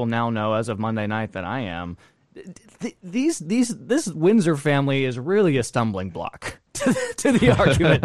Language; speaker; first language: English; native; English